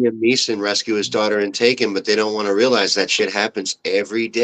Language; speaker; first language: English; native; English